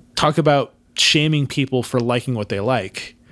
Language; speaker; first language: English; native; English